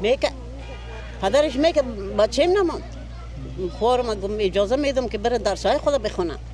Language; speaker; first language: Persian; native; Persian